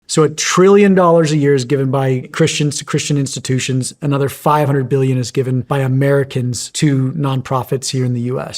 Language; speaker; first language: English; native; English